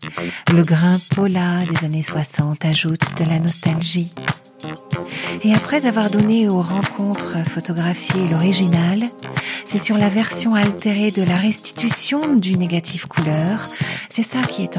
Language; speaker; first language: French; native; French